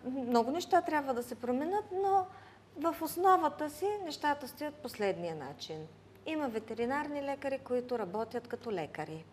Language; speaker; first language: Bulgarian; native; Bulgarian